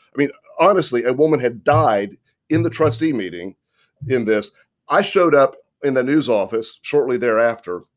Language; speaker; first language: English; native; English